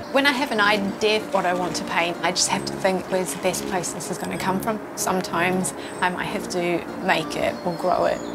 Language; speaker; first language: English; native; English